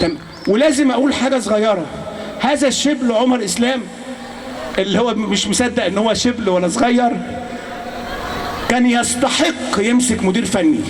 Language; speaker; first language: Arabic; native; Arabic